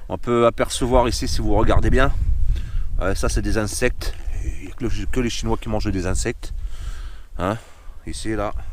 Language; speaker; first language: French; native; French